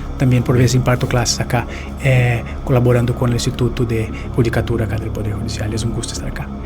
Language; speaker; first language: Spanish; non-native, fluent; Portuguese